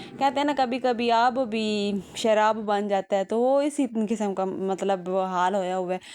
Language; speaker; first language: Urdu; non-native, local second language; Punjabi